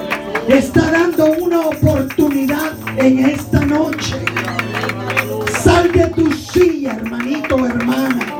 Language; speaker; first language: Spanish; native; Spanish